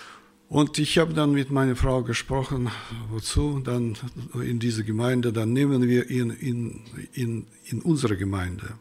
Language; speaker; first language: German; non-native, fluent; Russian